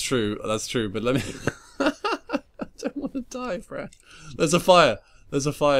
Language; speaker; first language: English; native; English